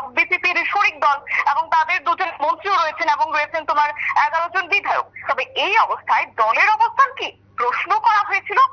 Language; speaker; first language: Bangla; native; Bangla